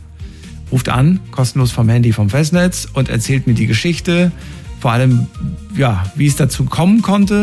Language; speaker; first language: German; native; German